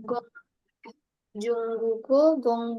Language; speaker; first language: Korean; non-native, learner; Indonesian